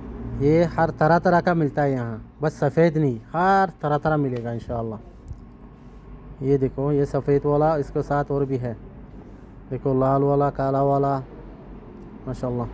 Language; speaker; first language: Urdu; non-native, fluent; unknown